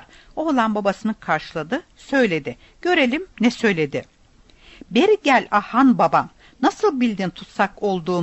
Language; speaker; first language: Turkish; native; Turkish